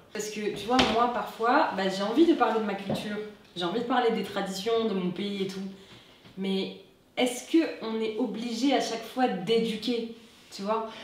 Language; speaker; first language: French; non-native, local second language; Arabic